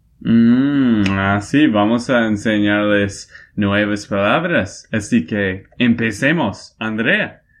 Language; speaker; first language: Spanish; non-native, fluent; English